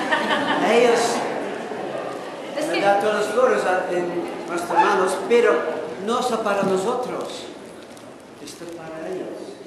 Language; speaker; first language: Spanish; non-native, learner; Dutch